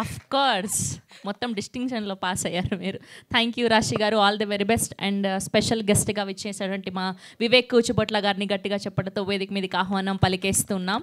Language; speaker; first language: Telugu; native; Telugu